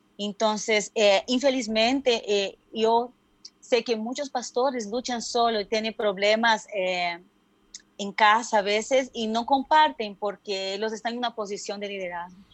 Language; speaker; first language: Spanish; non-native, fluent; Portuguese